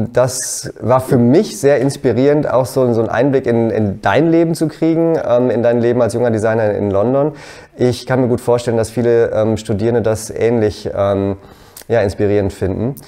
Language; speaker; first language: German; native; German